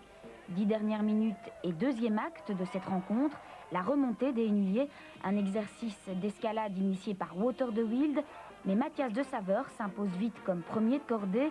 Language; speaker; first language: French; native; French